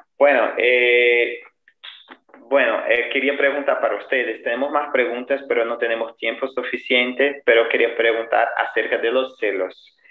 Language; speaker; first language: Spanish; non-native, fluent; Portuguese